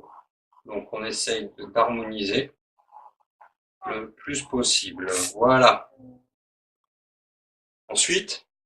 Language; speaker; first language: French; native; French